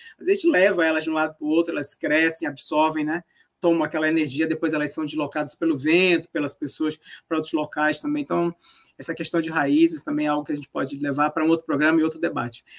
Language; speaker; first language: Portuguese; native; Portuguese